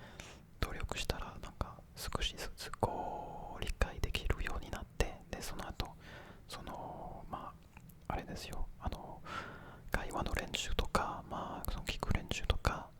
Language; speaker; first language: Japanese; non-native, fluent; French